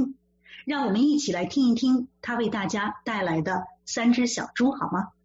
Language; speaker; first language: Chinese; native; Chinese